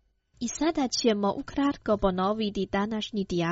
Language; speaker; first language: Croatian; non-native, fluent; Chinese